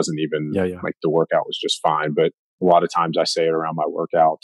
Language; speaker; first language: English; native; English